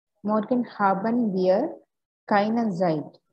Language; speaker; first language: German; non-native, learner; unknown